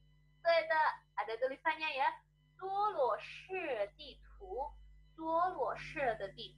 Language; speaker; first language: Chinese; non-native, fluent; Indonesian